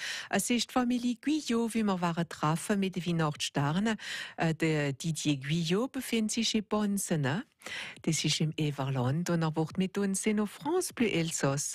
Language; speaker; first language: German; native; German